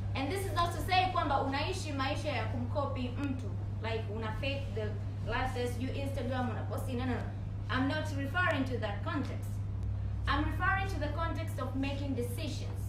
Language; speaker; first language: English; non-native, local second language; Swahili